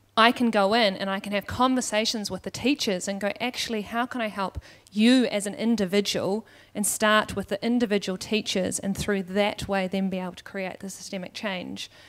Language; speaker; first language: English; native; English